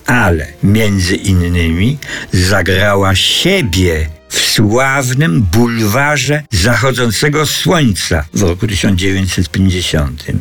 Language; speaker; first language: Polish; native; Polish